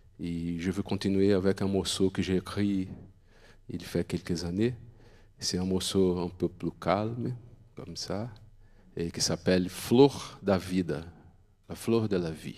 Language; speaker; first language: French; non-native, fluent; Portuguese